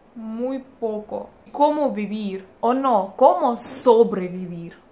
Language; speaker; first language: Spanish; non-native, fluent; Russian